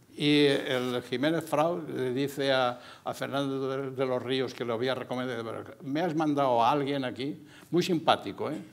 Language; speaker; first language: Spanish; native; Spanish